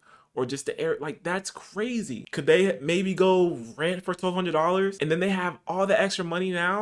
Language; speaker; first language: English; native; English